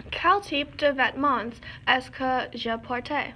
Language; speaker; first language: French; non-native, learner; English